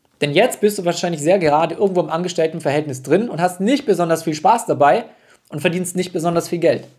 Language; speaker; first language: German; native; German